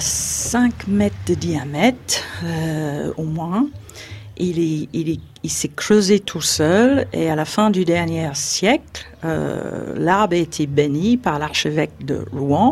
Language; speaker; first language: French; non-native, fluent; English